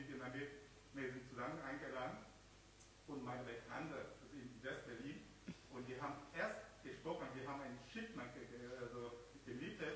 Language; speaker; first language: German; non-native, learner; Vietnamese